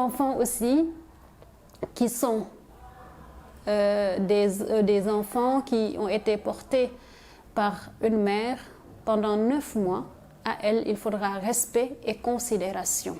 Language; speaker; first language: French; non-native, local second language; Wolof